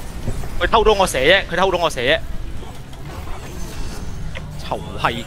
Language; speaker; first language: Chinese; native; Chinese